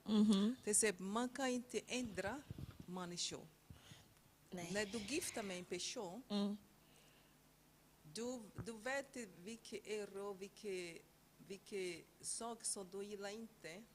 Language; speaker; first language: Swedish; non-native, fluent; Portuguese